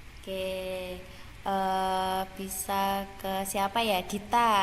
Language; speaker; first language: Indonesian; native; Indonesian